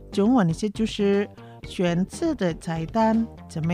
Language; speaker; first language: Chinese; non-native, learner; Indonesian